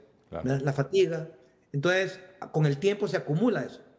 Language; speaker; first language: Spanish; native; Spanish